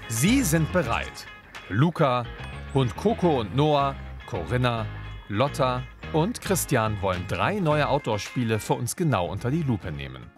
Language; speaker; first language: German; native; German